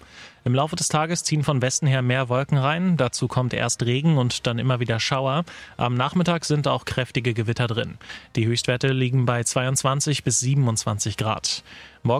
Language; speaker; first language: German; native; German